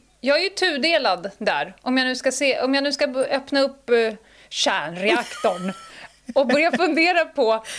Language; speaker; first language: Swedish; native; Swedish